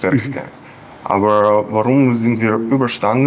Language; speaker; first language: German; non-native, fluent; Ukrainian